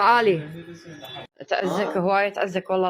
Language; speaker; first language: Arabic; native; Arabic